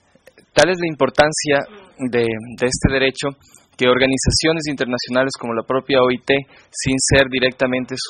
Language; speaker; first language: Spanish; native; Spanish